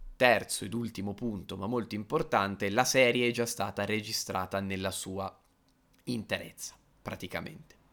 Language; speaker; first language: Italian; native; Italian